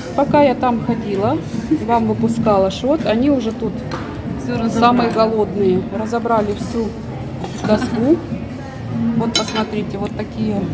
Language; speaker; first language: Russian; native; Russian